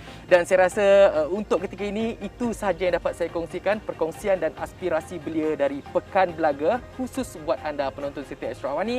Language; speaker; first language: Malay; native; Malay